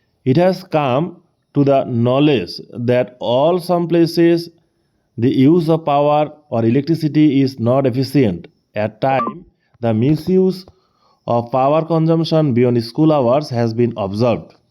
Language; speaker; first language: English; non-native, local second language; Bangla